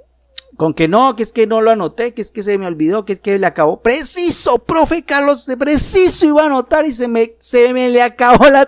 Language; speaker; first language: Spanish; native; Spanish